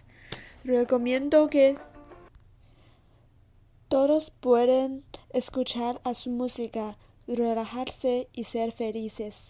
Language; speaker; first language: Spanish; non-native, learner; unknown